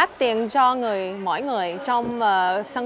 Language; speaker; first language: Vietnamese; early bilingual, heritage; Vietnamese